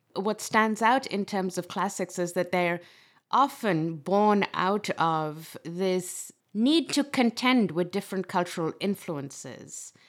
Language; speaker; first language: English; non-native, local second language; Urdu